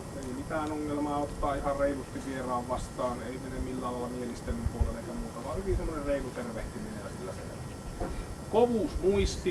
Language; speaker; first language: Finnish; native; Finnish